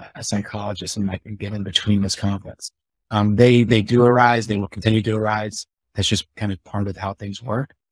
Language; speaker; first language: English; native; English